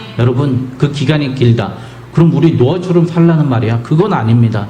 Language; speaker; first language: Korean; native; Korean